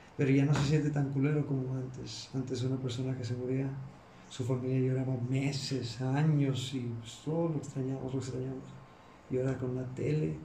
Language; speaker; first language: Spanish; early bilingual, heritage; Spanish